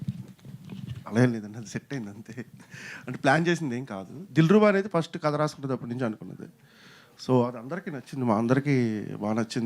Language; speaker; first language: Telugu; native; Telugu